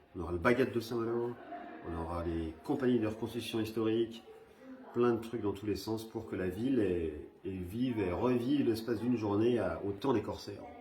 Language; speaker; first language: French; early bilingual, other home language; Spanish